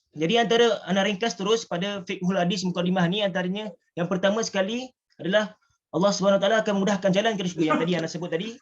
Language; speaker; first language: Malay; native; Malay